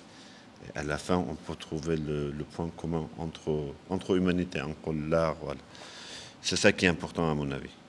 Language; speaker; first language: French; non-native, fluent; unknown